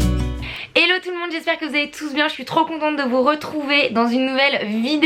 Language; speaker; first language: French; native; French